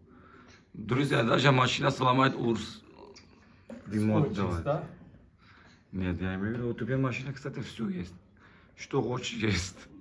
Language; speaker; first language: Russian; non-native, learner; Turkish